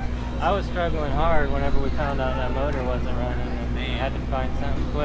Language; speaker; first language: English; native; English